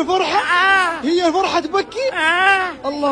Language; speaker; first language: Arabic; native; Arabic